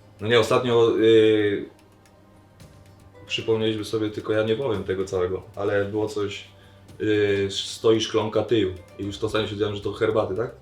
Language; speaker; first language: Polish; non-native, learner; Serbian